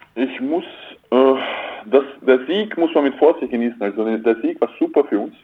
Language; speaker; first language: German; native; German